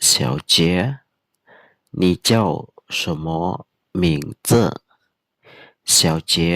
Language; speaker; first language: Chinese; non-native, fluent; Khmer